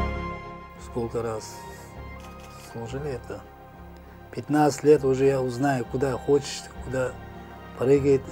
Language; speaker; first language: Russian; non-native, learner; Uzbek